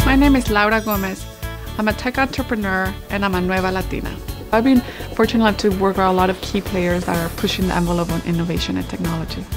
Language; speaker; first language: English; early bilingual, other home language; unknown